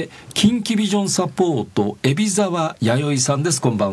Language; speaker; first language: Japanese; native; Japanese